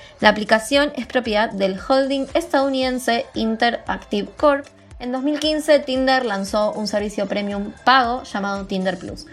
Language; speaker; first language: Spanish; native; Spanish